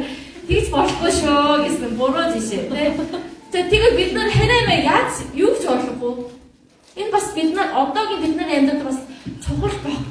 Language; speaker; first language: Mongolian; non-native, fluent; Korean